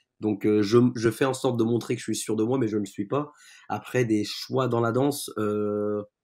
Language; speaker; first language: French; native; French